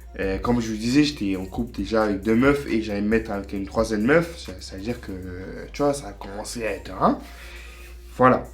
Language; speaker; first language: French; native; French